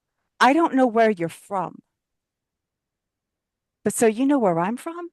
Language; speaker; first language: English; native; English